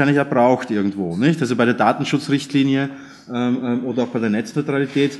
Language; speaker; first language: German; native; German